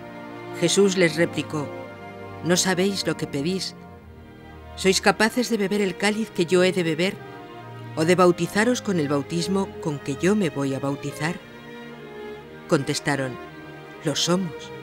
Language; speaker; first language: Spanish; native; Spanish